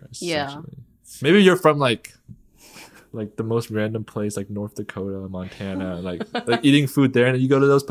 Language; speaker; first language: English; early bilingual, other home language; Vietnamese